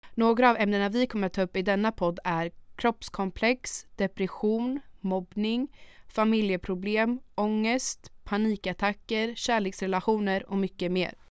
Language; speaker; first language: Swedish; early bilingual, other home language; German